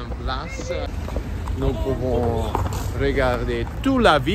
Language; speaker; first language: French; non-native, learner; Italian